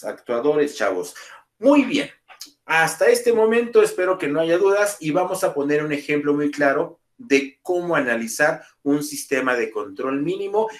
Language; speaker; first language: Spanish; native; Spanish